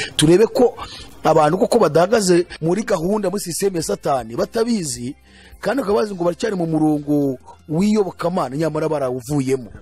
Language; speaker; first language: Kinyarwanda; native; Kinyarwanda